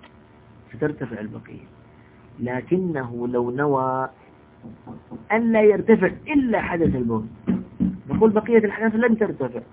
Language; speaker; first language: Arabic; native; Arabic